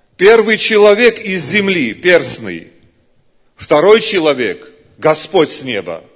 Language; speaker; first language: Russian; non-native, local second language; Georgian